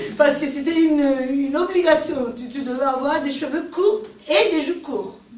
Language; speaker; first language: French; non-native, fluent; Turkish